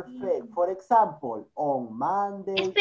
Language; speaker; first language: English; non-native, fluent; Spanish